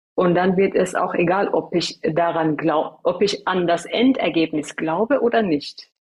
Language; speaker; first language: German; early bilingual, other home language; Persian